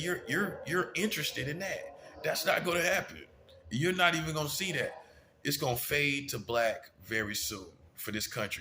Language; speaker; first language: English; native; English